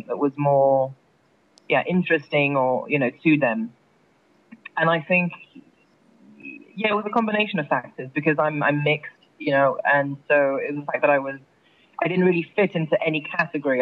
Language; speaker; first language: English; native; English